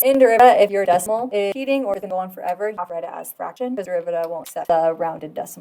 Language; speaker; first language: English; native; English